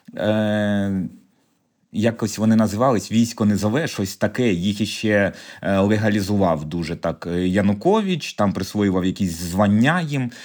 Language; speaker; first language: Ukrainian; native; Ukrainian